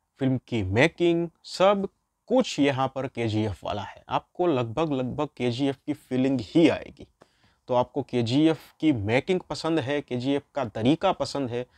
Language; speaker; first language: Hindi; non-native, local second language; Gujarati